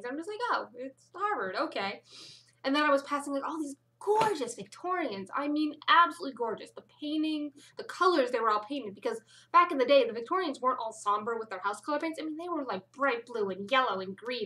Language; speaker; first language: English; native; English